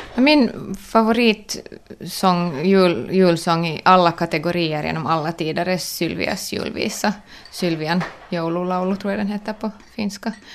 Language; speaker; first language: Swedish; native; Swedish